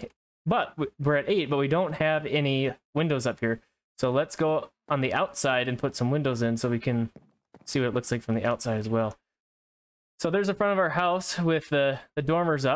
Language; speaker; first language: English; native; English